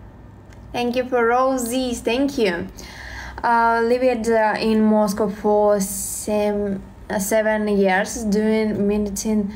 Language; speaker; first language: English; non-native, learner; Russian